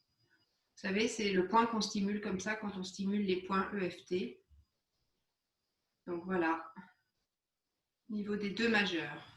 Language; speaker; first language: French; native; French